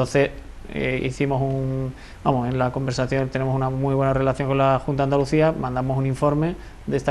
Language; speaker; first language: Spanish; native; Spanish